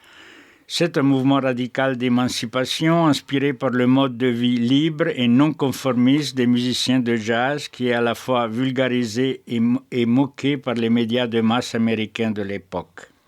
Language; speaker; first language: French; native; French